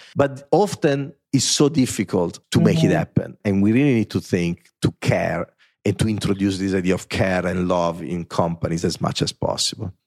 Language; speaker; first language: English; non-native, fluent; Italian